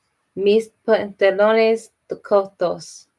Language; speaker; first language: Spanish; non-native, learner; English